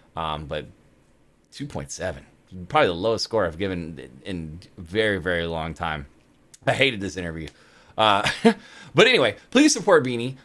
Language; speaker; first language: English; native; English